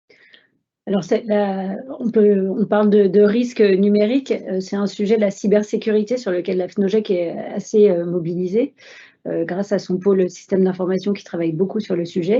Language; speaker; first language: French; native; French